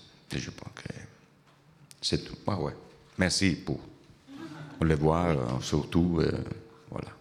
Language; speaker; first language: French; non-native, learner; Italian